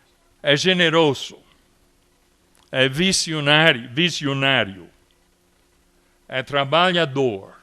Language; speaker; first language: Portuguese; non-native, fluent; English